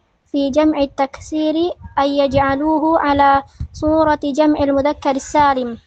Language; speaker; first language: Arabic; non-native, learner; Indonesian